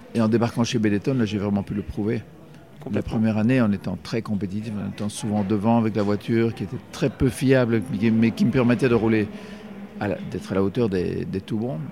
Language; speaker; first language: French; native; French